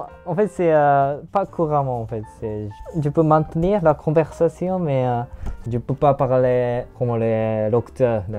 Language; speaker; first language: French; non-native, learner; Japanese